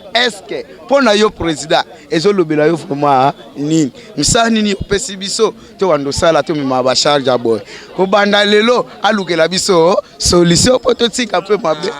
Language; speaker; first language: Lingala; native; Lingala